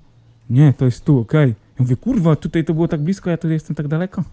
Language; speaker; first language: Polish; native; Polish